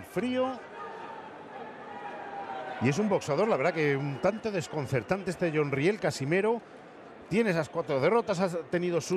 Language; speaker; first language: Spanish; native; Spanish